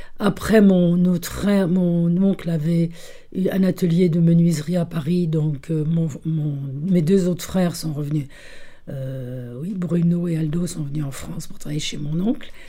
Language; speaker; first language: French; early bilingual, other home language; Italian